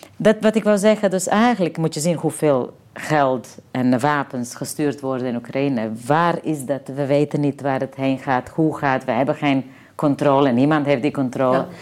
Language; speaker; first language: Dutch; non-native, fluent; Serbian